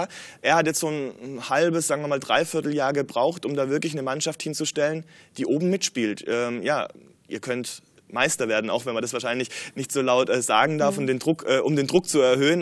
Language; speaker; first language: German; native; German